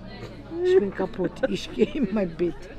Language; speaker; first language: German; non-native, learner; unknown